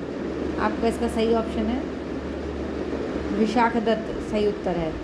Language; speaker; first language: Hindi; native; Hindi